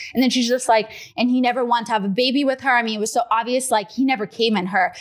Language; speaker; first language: English; non-native, fluent; Russian